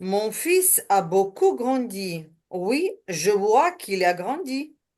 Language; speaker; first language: French; non-native, learner; Ukrainian